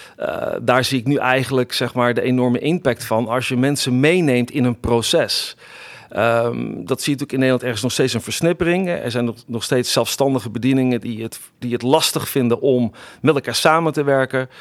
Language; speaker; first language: Dutch; native; Dutch